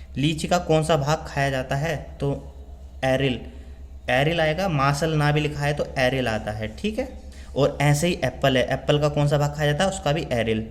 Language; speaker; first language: Hindi; native; Hindi